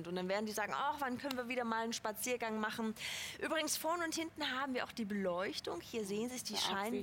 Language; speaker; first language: German; native; German